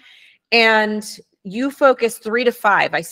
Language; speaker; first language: English; early bilingual, other home language; Spanish